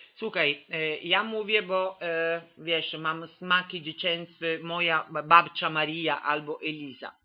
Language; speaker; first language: Polish; non-native, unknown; Italian